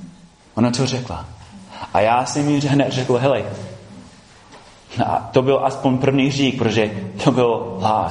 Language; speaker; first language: Czech; non-native, fluent; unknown